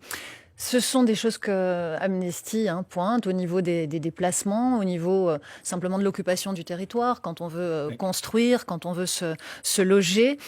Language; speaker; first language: French; native; French